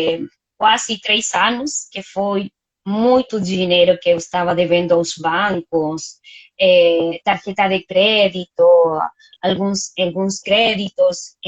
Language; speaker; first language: Portuguese; non-native, fluent; Spanish